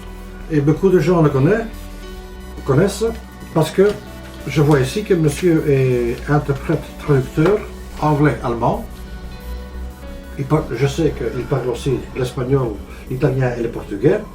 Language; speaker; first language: French; non-native, local second language; Dutch